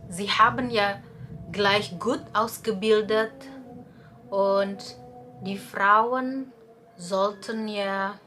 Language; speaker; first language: German; non-native, fluent; Indonesian